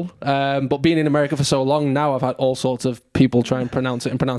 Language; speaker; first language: English; native; English